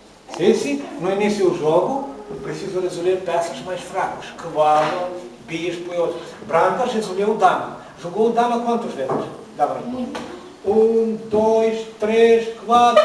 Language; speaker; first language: Portuguese; non-native, learner; Ukrainian